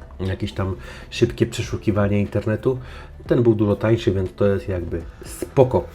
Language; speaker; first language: Polish; native; Polish